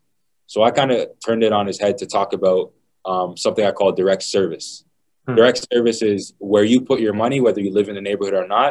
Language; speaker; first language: English; native; English